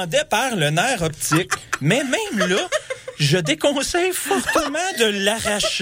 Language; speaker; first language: French; native; French